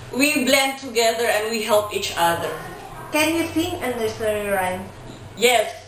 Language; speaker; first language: English; non-native, local second language; Cebuano